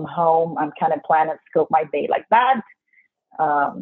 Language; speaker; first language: English; non-native, fluent; Spanish